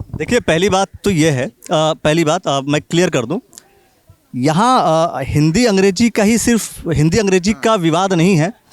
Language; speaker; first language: Hindi; native; Hindi